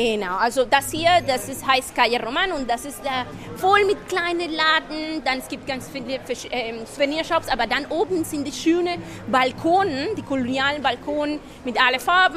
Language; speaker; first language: German; non-native, fluent; Spanish